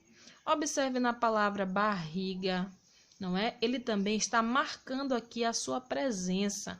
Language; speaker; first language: Portuguese; native; Portuguese